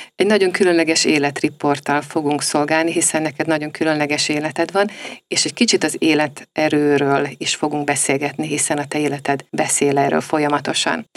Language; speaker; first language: Hungarian; native; Hungarian